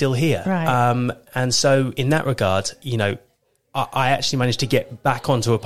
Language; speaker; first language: English; native; English